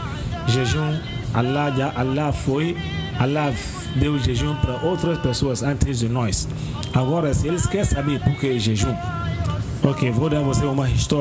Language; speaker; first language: Portuguese; non-native, learner; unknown